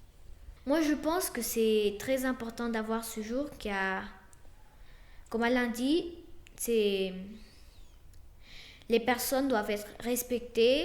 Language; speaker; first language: French; non-native, fluent; Spanish